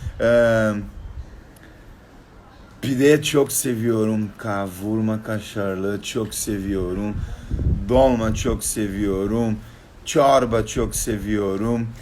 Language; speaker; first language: Turkish; non-native, learner; Portuguese